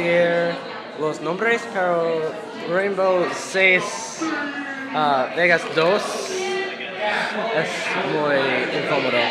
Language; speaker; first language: Spanish; non-native, learner; English